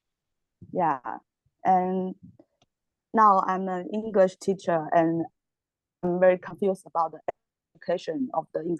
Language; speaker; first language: English; non-native, learner; Chinese